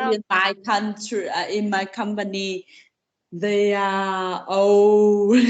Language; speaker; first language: English; non-native, learner; Vietnamese